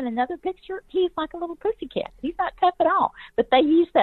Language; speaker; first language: English; native; English